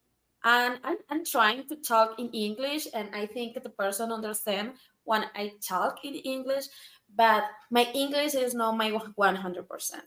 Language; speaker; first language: English; non-native, learner; Spanish